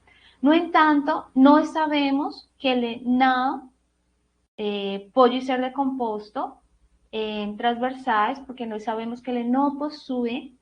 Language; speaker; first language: Portuguese; non-native, fluent; Spanish